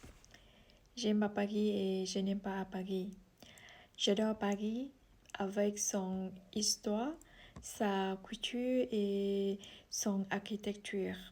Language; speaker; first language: French; non-native, learner; Vietnamese